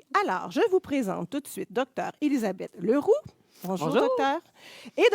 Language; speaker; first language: French; native; French